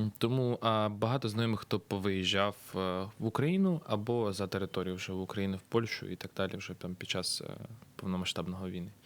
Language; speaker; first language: Ukrainian; non-native, local second language; Russian